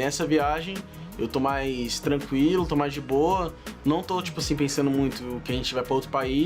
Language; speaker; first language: Portuguese; native; Portuguese